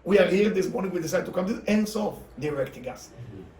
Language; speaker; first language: English; non-native, fluent; Hebrew